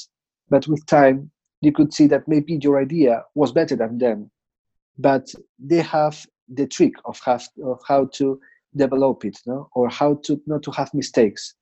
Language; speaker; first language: English; non-native, fluent; Spanish